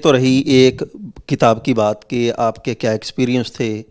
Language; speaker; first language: Hindi; non-native, local second language; Punjabi